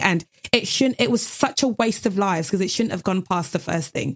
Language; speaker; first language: English; native; English